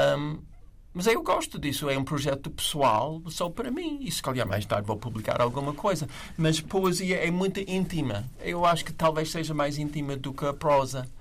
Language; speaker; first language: Portuguese; non-native, fluent; English